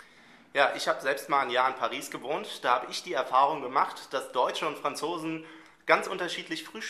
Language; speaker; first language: German; native; German